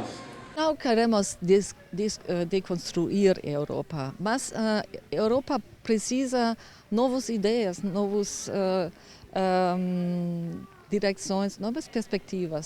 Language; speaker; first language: Portuguese; non-native, fluent; German